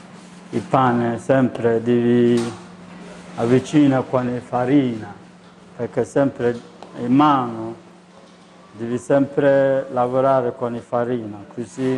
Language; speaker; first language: Italian; non-native, learner; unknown